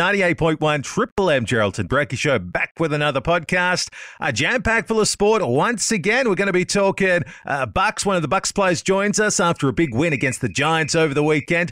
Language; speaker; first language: English; native; English